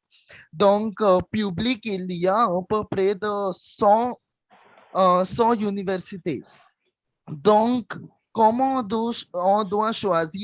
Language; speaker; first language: French; non-native, fluent; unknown